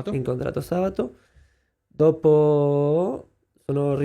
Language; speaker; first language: Italian; non-native, fluent; Spanish